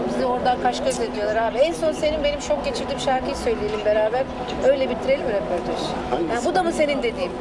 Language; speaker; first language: Turkish; native; Turkish